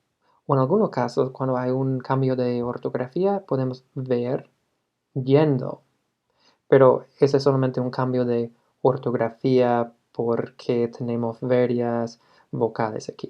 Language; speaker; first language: Spanish; non-native, fluent; English